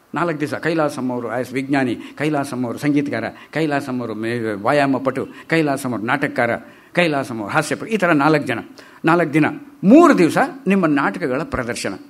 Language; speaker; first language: Kannada; native; Kannada